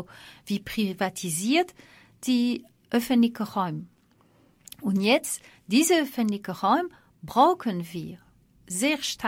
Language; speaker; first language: German; non-native, fluent; French